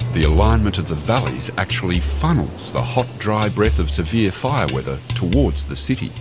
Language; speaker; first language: English; native; English